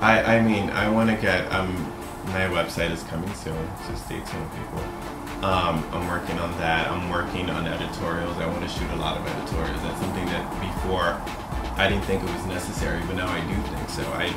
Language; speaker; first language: English; native; English